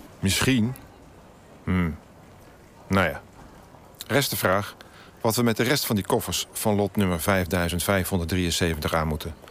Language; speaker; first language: Dutch; native; Dutch